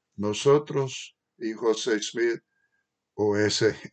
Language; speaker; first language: Spanish; non-native, fluent; English